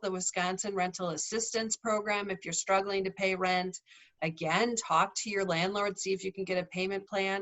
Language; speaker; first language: English; native; English